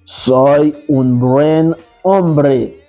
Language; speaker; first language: Spanish; non-native, fluent; Haitian Creole